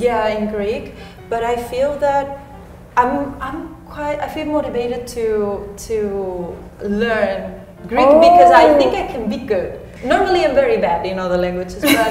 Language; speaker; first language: English; non-native, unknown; Spanish